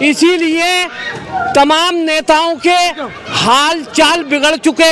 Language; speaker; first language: Hindi; native; Hindi